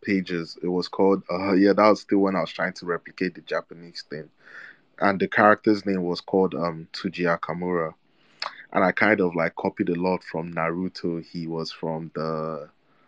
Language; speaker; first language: English; non-native, local second language; Igbo